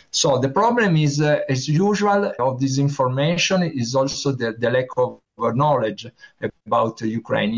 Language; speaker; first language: English; non-native, learner; Italian